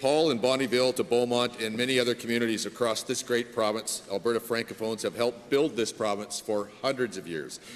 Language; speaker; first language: English; native; English